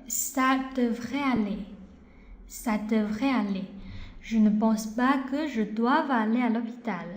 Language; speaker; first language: French; non-native, fluent; Chinese